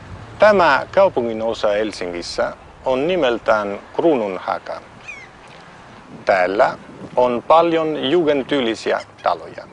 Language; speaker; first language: Finnish; non-native, fluent; Italian